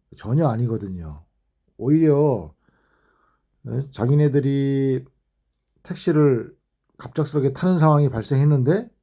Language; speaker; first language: Korean; native; Korean